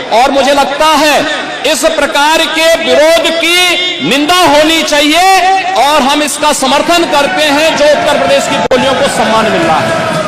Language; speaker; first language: Hindi; native; Hindi